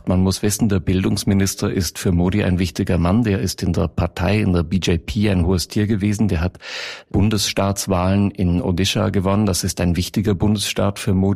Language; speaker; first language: German; native; German